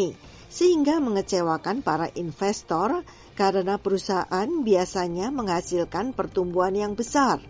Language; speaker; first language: Indonesian; native; Indonesian